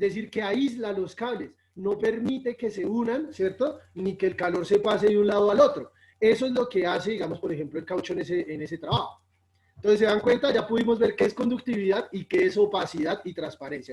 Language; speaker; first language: Spanish; native; Spanish